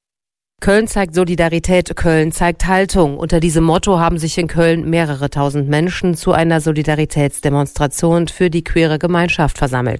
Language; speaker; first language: German; native; German